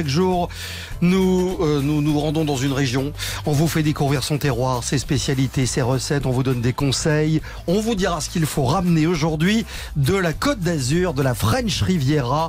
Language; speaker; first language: French; native; French